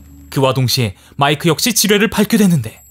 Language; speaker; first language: Korean; native; Korean